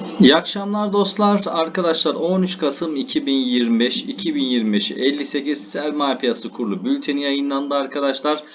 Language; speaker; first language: Turkish; native; Turkish